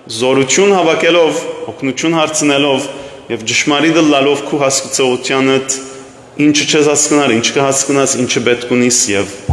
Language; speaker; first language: Armenian; early bilingual, heritage; Armenian